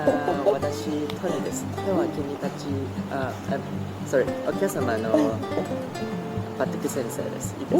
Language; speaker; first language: Japanese; non-native, learner; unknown